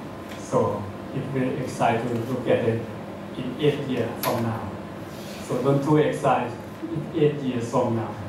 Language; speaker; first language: English; non-native, fluent; Thai